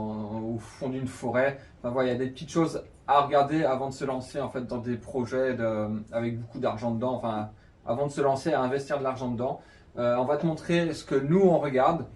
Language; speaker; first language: French; native; French